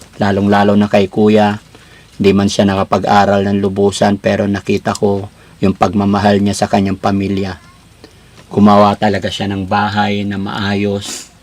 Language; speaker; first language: Filipino; native; Filipino